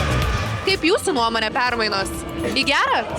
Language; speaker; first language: Lithuanian; native; Lithuanian